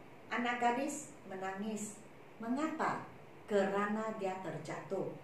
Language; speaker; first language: Malay; non-native, local second language; Chinese